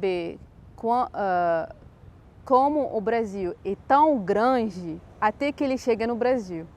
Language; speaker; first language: Portuguese; non-native, fluent; Arabic